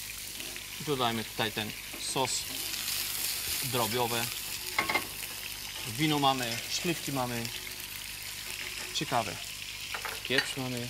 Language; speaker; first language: Polish; non-native, fluent; French